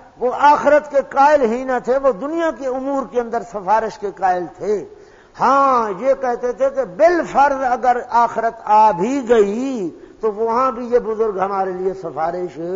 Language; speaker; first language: Urdu; non-native, local second language; Pashto